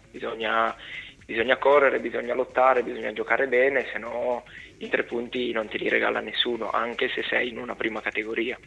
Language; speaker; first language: Italian; native; Italian